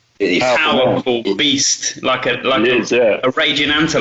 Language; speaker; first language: English; native; English